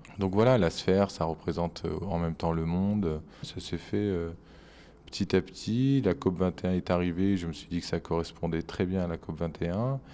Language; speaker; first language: French; native; French